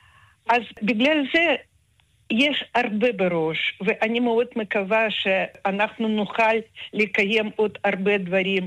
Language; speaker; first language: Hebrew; non-native, fluent; Russian